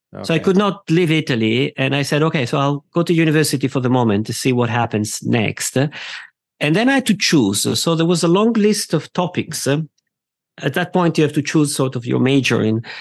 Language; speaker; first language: English; non-native, fluent; Italian